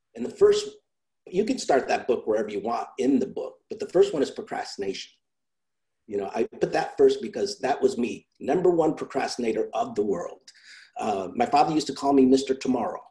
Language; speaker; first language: English; native; English